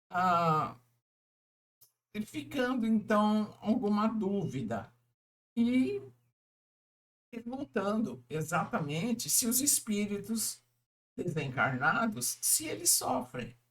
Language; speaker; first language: Portuguese; native; Portuguese